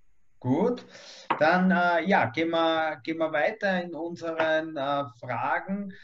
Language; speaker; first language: German; native; German